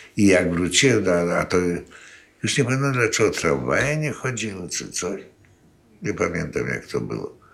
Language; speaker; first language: Polish; native; Polish